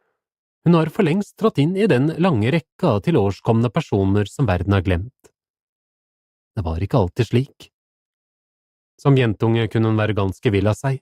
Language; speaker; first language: Norwegian; native; Norwegian